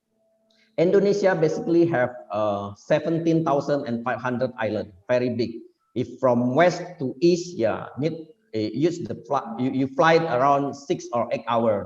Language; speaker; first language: English; non-native, fluent; Indonesian